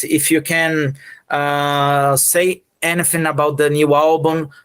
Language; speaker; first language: English; non-native, fluent; Portuguese